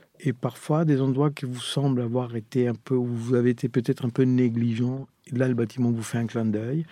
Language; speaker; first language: French; non-native, fluent; Spanish